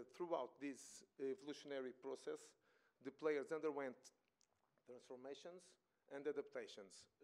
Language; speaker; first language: English; non-native, fluent; Portuguese